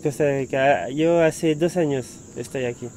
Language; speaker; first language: Spanish; non-native, fluent; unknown